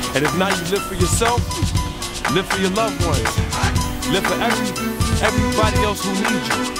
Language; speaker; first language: English; native; English